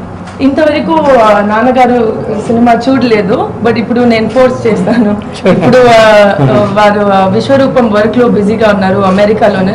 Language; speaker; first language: Telugu; non-native, local second language; Tamil